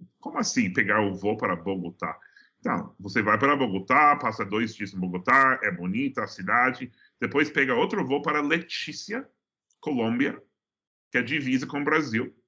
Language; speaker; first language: Portuguese; non-native, fluent; English